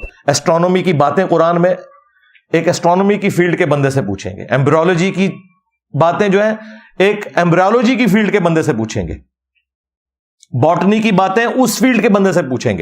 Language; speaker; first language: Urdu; non-native, local second language; Punjabi